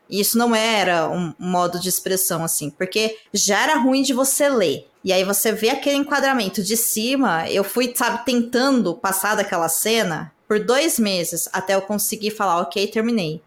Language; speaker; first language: Portuguese; native; Portuguese